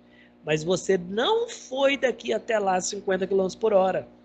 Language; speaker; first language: Portuguese; native; Portuguese